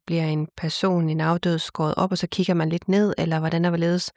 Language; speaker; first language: Danish; native; Danish